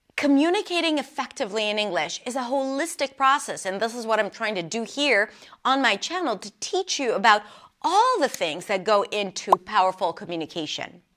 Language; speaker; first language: English; non-native, fluent; Hebrew